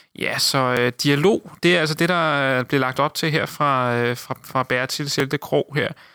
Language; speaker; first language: Danish; native; Danish